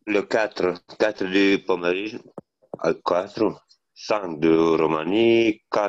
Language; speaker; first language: French; non-native, learner; Italian